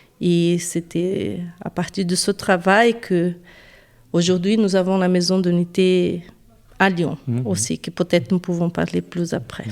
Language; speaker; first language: French; non-native, fluent; Portuguese